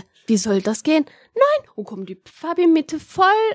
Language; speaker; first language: German; non-native, fluent; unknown